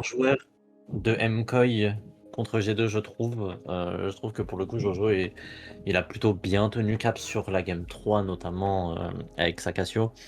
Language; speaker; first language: French; native; French